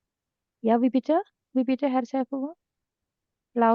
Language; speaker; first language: German; non-native, fluent; Indonesian